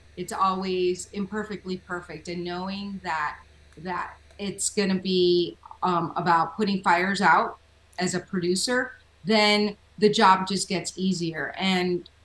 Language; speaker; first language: English; native; English